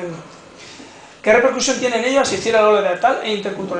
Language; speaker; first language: Spanish; native; Spanish